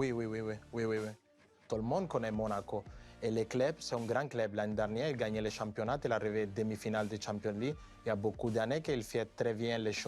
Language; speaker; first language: French; non-native, learner; Spanish